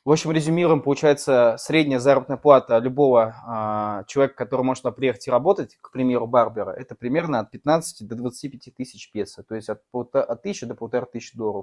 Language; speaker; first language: Russian; native; Russian